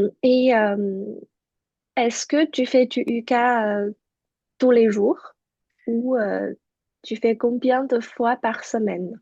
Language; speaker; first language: French; non-native, fluent; Chinese